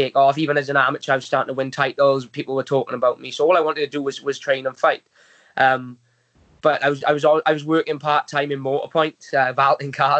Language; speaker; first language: English; native; English